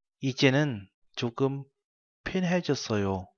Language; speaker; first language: Korean; non-native, fluent; Vietnamese